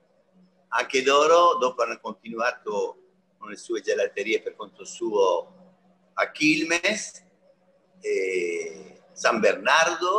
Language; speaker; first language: Italian; early bilingual, heritage; Spanish